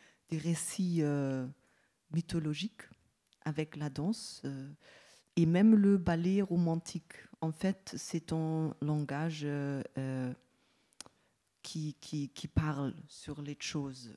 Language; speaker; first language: French; non-native, fluent; German